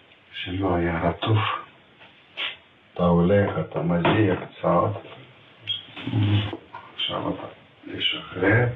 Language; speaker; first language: Hebrew; non-native, fluent; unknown